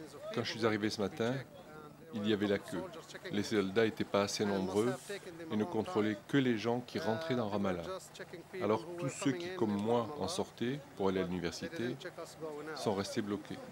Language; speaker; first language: French; native; French